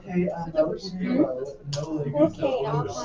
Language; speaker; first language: Spanish; non-native, fluent; English